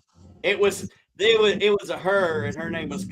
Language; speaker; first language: English; native; English